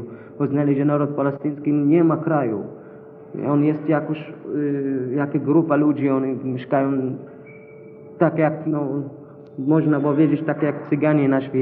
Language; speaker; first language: Polish; non-native, learner; Arabic